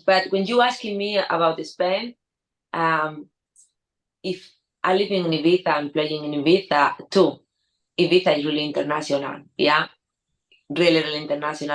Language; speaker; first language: English; non-native, learner; Spanish